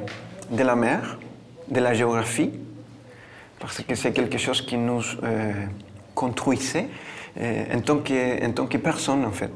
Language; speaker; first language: French; non-native, fluent; Spanish